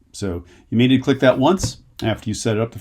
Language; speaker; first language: English; native; English